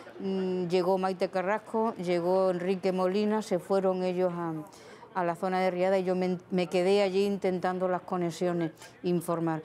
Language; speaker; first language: Spanish; native; Spanish